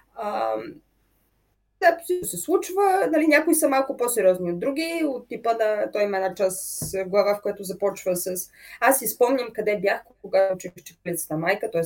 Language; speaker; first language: Bulgarian; native; Bulgarian